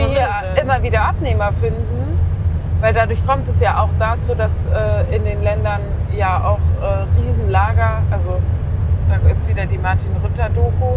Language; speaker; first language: German; native; German